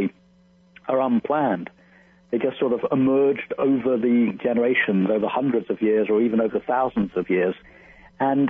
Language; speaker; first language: English; native; English